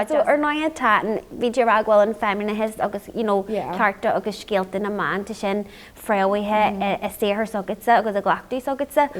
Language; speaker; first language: Irish; non-native, local second language; English